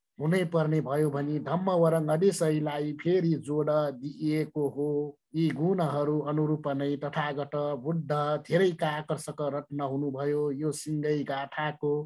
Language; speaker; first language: Nepali; non-native, local second language; Newari